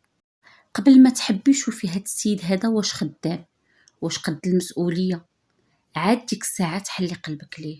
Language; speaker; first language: Arabic; native; Arabic